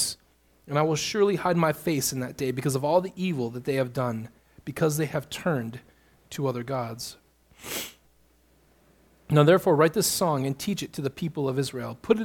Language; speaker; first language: English; native; English